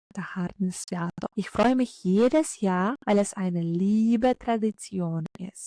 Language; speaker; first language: German; non-native, fluent; Ukrainian